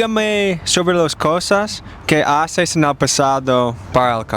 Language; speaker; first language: Spanish; non-native, learner; English